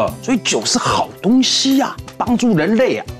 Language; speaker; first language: Chinese; native; Chinese